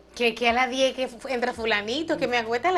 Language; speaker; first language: Spanish; native; Spanish